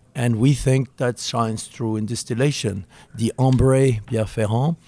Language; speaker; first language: English; non-native, fluent; French